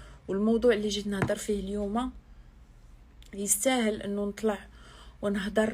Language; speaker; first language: Arabic; native; Arabic